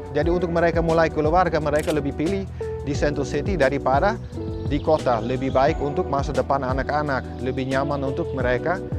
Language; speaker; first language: Indonesian; non-native, fluent; Dutch